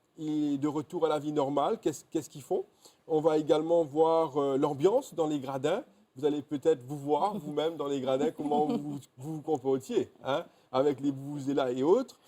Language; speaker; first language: French; non-native, local second language; Morisyen